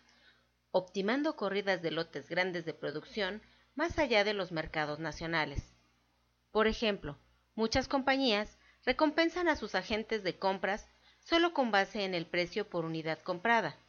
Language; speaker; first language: Spanish; native; Spanish